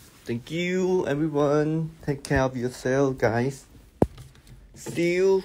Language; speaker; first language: English; non-native, learner; Thai